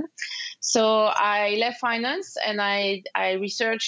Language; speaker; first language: English; non-native, fluent; French